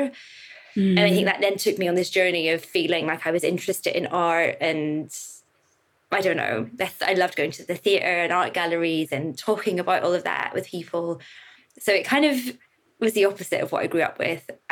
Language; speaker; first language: English; native; English